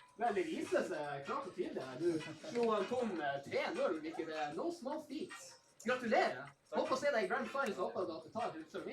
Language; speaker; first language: Norwegian; native; Norwegian